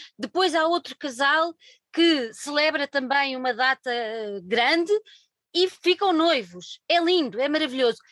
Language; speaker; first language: Portuguese; native; Portuguese